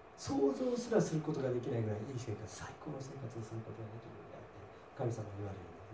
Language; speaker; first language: Japanese; native; Japanese